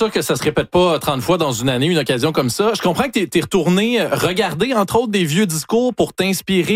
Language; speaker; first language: French; native; French